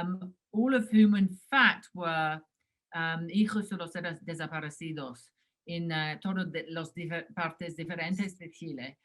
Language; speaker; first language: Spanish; non-native, learner; English